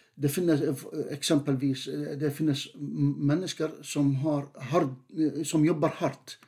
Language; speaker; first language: Norwegian; non-native, fluent; Arabic